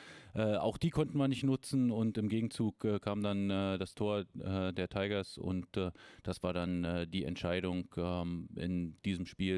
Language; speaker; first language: German; native; German